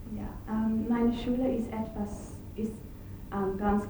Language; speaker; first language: German; non-native, learner; English